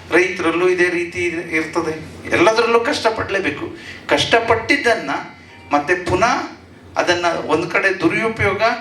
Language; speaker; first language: Kannada; native; Kannada